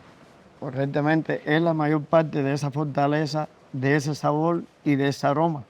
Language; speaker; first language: Spanish; native; Spanish